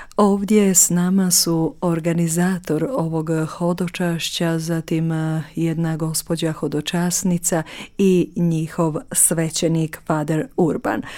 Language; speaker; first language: Croatian; native; Croatian